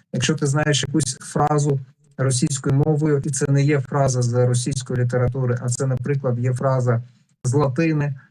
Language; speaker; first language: Ukrainian; non-native, local second language; Russian